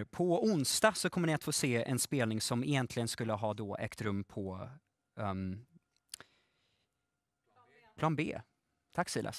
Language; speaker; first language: Swedish; native; Swedish